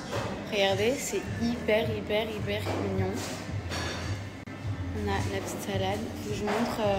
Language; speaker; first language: French; native; French